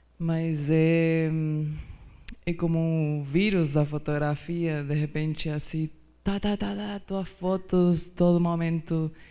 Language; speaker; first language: Portuguese; non-native, fluent; Spanish